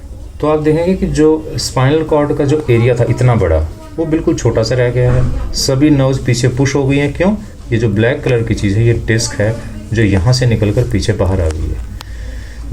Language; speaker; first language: Hindi; native; Hindi